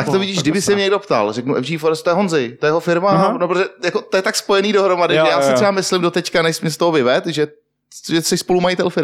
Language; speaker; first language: Czech; native; Czech